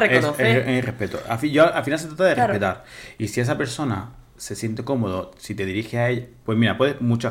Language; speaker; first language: Spanish; native; Spanish